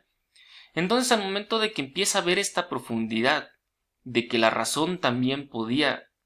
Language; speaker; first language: Spanish; native; Spanish